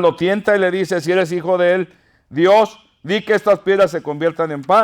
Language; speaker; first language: Spanish; native; Spanish